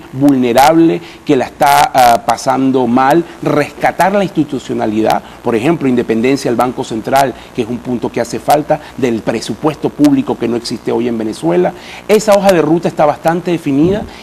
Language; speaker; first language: Spanish; native; Spanish